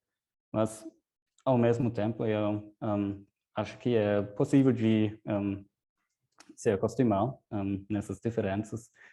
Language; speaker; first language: Portuguese; non-native, fluent; German